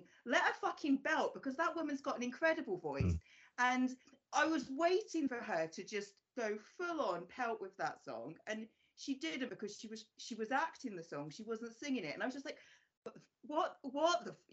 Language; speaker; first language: English; native; English